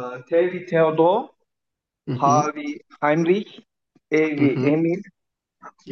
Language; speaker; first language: German; non-native, learner; Turkish